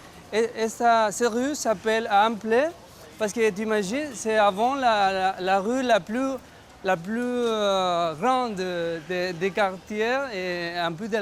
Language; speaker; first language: French; non-native, fluent; Spanish